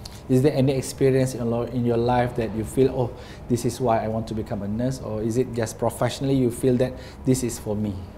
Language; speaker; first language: English; non-native, local second language; Malay